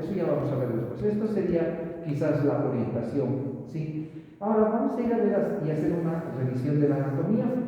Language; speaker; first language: Spanish; native; Spanish